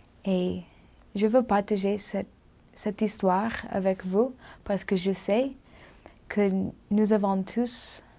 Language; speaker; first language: French; non-native, learner; English